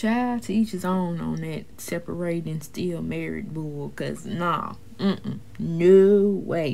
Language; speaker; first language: English; native; English